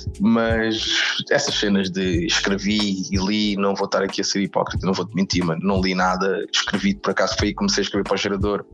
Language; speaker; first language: Portuguese; native; Portuguese